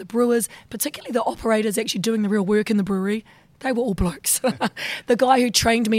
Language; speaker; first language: English; native; English